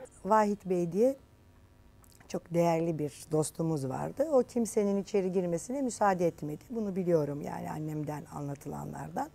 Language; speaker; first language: Turkish; non-native, local second language; Greek